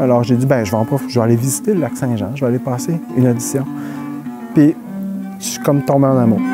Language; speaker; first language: French; native; French